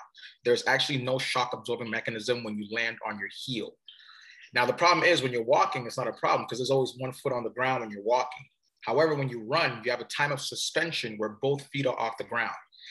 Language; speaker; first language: English; early bilingual, other home language; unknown